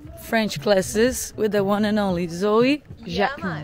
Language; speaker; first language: English; non-native, fluent; Portuguese